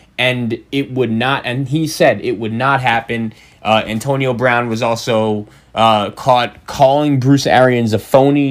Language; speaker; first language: English; native; English